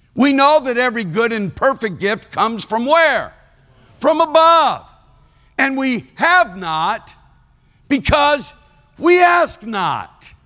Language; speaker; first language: English; native; English